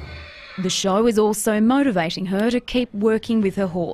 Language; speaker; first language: English; native; English